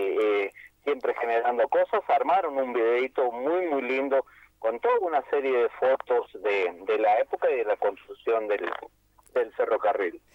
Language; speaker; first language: Spanish; native; Spanish